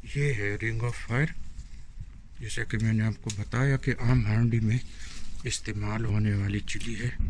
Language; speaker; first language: Urdu; native; Urdu